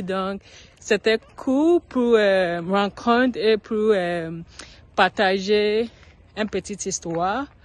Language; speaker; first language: French; non-native, learner; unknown